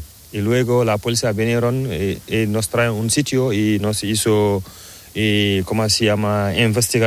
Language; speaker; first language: Spanish; non-native, learner; Fula